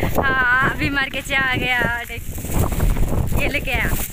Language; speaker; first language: Hindi; non-native, local second language; Bodo